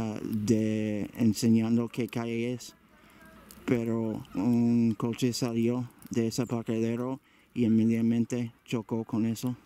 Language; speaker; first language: Spanish; early bilingual, heritage; Spanish